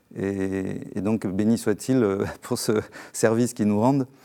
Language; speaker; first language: French; native; French